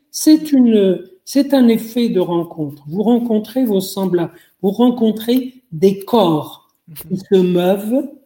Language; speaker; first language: French; non-native, local second language; Arabic